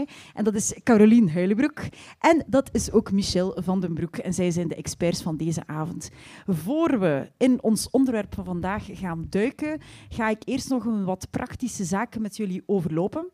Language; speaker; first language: Dutch; native; Dutch